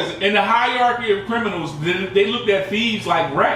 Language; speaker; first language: English; native; English